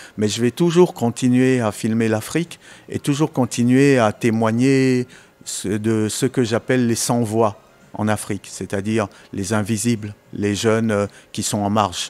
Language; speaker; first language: French; native; French